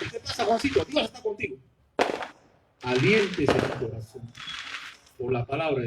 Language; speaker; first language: Spanish; native; Spanish